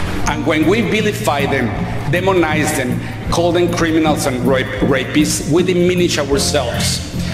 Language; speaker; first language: English; non-native, fluent; Spanish